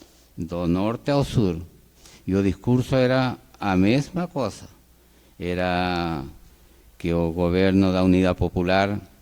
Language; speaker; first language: Portuguese; non-native, fluent; Spanish